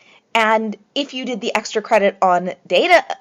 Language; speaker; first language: English; native; English